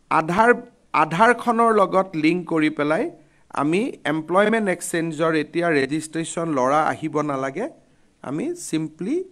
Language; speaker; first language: Assamese; native; Assamese